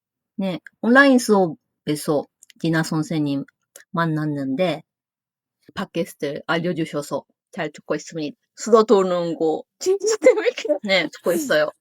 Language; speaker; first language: Korean; non-native, fluent; Japanese